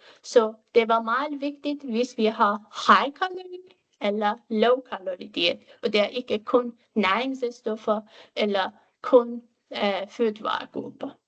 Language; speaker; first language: Danish; non-native, fluent; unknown